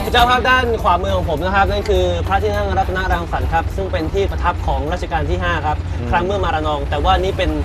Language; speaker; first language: Thai; native; Thai